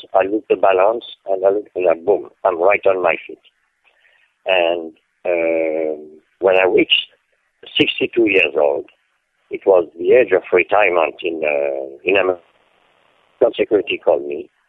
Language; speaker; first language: English; non-native, fluent; French